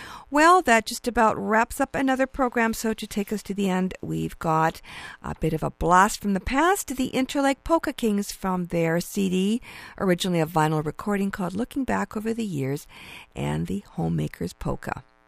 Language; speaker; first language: English; native; English